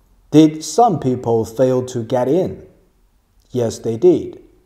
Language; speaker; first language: English; non-native, fluent; Chinese